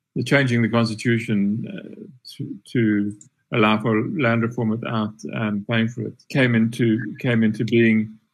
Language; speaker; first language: English; native; English